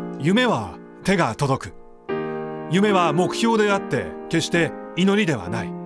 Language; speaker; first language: Japanese; native; Japanese